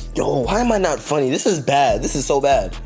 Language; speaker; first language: English; native; English